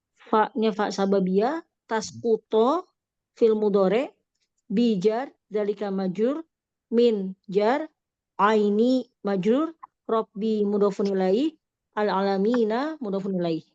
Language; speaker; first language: Arabic; non-native, learner; Indonesian